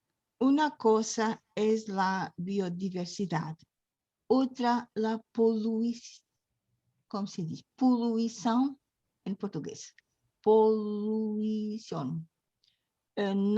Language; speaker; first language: Spanish; non-native, learner; Portuguese